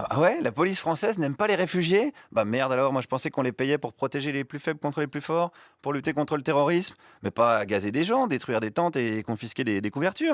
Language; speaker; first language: French; native; French